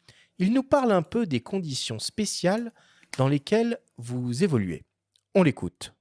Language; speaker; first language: French; native; French